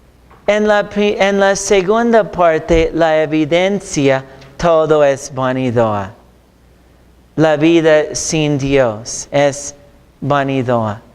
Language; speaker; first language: Spanish; non-native, fluent; English